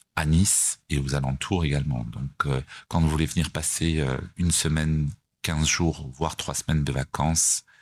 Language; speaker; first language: French; native; French